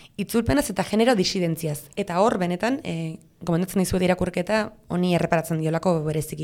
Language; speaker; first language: Basque; non-native, local second language; Spanish